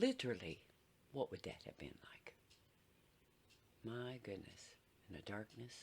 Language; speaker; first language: English; native; English